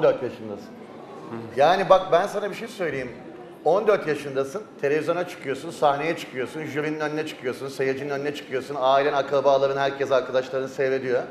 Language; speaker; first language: Turkish; native; Turkish